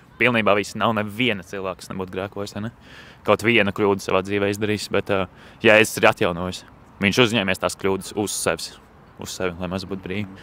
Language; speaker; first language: Latvian; native; Latvian